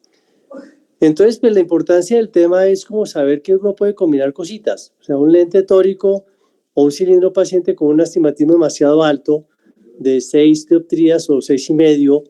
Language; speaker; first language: Spanish; native; Spanish